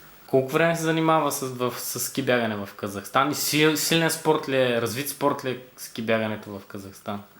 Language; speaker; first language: Bulgarian; native; Bulgarian